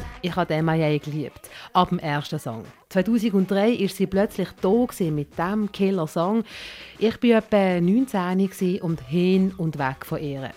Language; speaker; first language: German; early bilingual, other home language; Malayalam